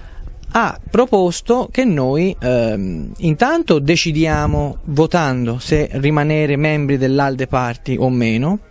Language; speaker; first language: Italian; native; Italian